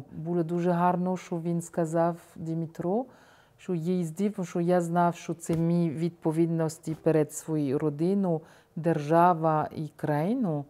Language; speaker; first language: Ukrainian; non-native, fluent; French